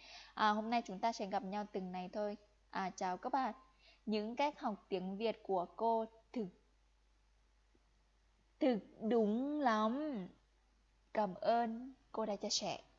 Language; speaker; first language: Vietnamese; non-native, fluent; Lao